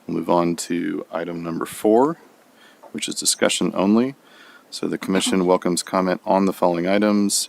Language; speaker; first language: English; native; English